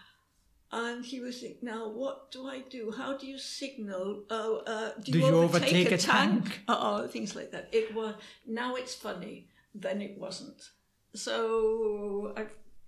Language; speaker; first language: English; native; English